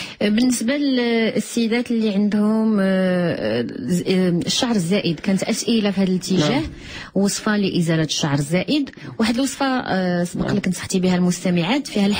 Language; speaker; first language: Arabic; native; Arabic